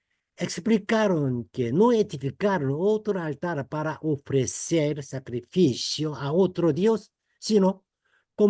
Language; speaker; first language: Spanish; non-native, fluent; Korean